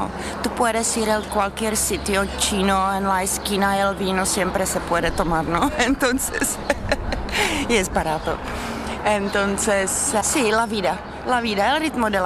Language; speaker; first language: Spanish; non-native, fluent; Czech